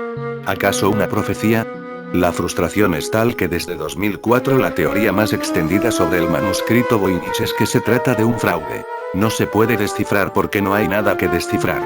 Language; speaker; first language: Spanish; native; Spanish